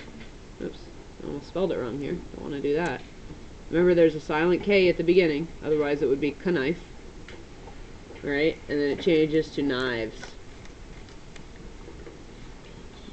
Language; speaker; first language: English; native; English